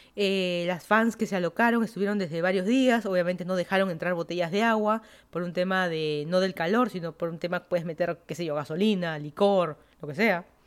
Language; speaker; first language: Spanish; native; Spanish